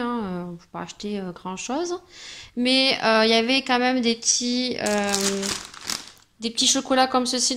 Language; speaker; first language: French; native; French